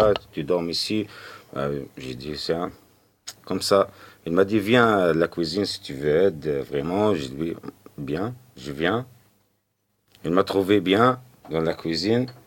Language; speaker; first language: French; non-native, learner; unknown